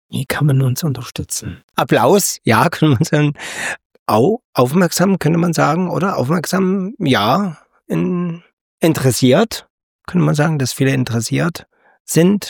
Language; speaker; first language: German; native; German